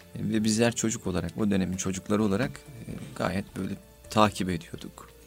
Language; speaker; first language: Turkish; native; Turkish